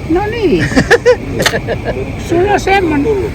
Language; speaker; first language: Finnish; native; Finnish